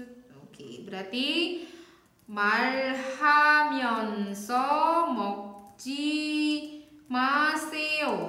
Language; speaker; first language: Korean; non-native, fluent; Indonesian